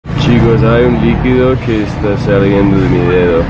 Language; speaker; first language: Spanish; non-native, fluent; English